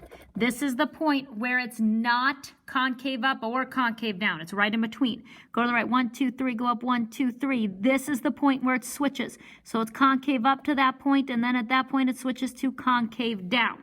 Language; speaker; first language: English; native; English